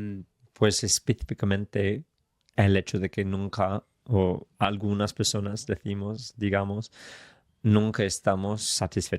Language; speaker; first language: Spanish; non-native, fluent; English